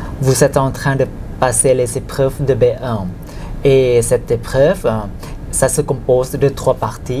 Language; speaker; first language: French; non-native, fluent; Thai